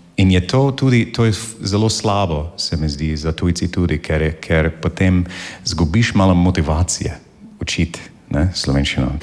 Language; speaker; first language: Slovenian; non-native, learner; English